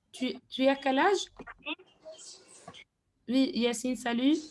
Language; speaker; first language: French; non-native, fluent; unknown